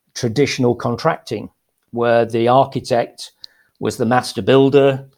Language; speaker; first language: English; native; English